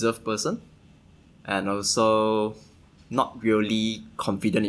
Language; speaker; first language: English; non-native, local second language; Chinese